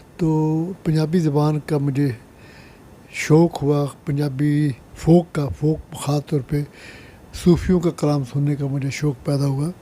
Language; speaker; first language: Hindi; non-native, local second language; Punjabi